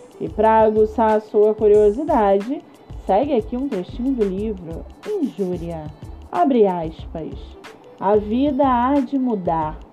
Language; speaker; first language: Portuguese; native; Portuguese